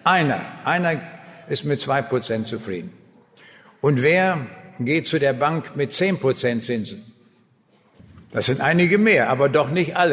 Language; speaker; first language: German; native; German